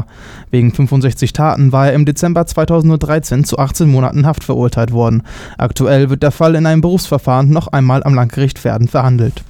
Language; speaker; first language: German; native; German